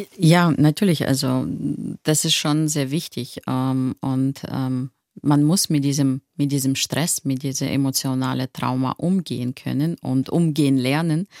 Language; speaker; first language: German; non-native, fluent; Russian